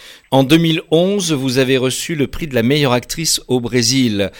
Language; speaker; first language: French; native; French